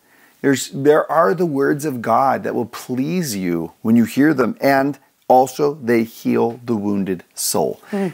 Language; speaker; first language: English; native; English